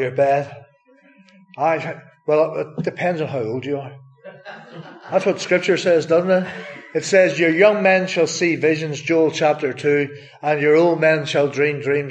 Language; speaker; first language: English; native; English